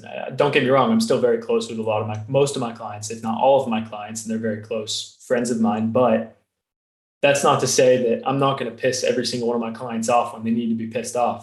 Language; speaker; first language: English; native; English